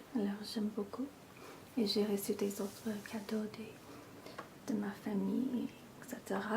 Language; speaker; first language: French; non-native, fluent; English